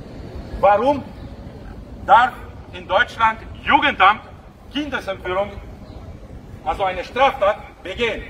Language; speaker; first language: German; non-native, fluent; Romanian